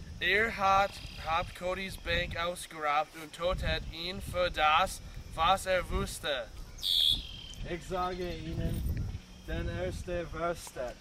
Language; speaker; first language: German; non-native, learner; English